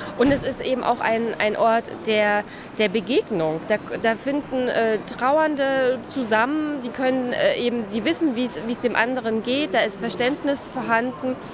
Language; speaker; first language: German; native; German